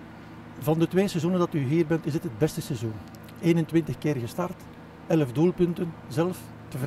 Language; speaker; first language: Dutch; native; Dutch